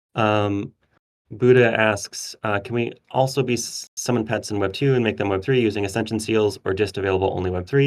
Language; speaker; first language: English; native; English